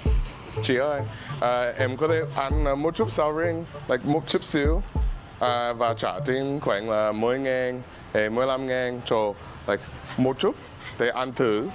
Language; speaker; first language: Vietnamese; non-native, learner; English